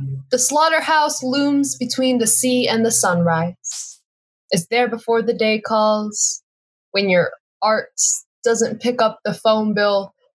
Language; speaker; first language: English; native; English